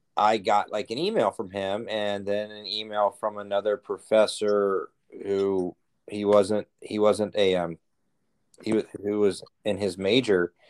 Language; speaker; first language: English; native; English